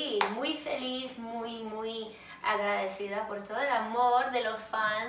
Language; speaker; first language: Spanish; early bilingual, heritage; English